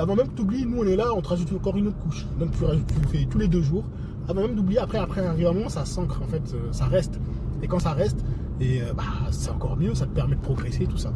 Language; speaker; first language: French; native; French